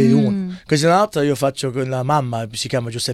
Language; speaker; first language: Italian; early bilingual, heritage; English